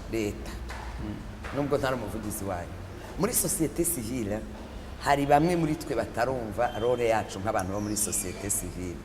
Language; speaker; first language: Kinyarwanda; native; Kinyarwanda